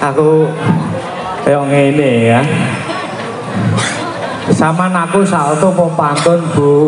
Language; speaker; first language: Indonesian; non-native, local second language; Javanese